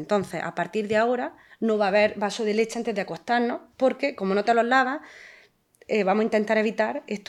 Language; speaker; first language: Spanish; native; Spanish